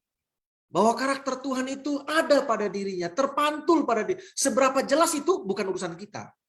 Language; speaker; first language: Indonesian; native; Indonesian